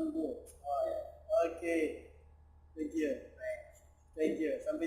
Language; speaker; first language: English; non-native, learner; Indonesian